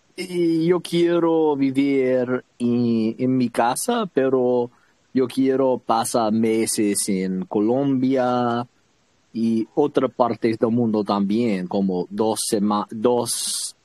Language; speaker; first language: Spanish; non-native, learner; English